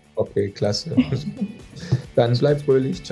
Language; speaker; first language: German; native; German